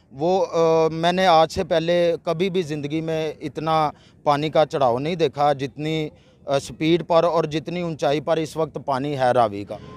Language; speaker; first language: Urdu; non-native, local second language; Punjabi